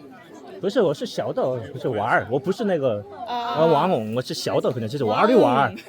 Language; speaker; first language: Chinese; non-native, fluent; Korean